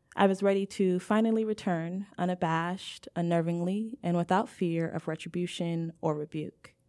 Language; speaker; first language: English; native; English